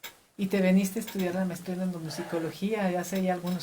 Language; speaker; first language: Spanish; native; Spanish